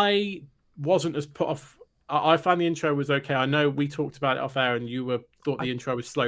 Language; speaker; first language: English; native; English